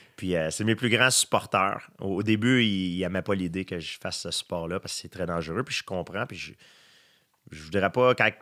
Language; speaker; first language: French; native; French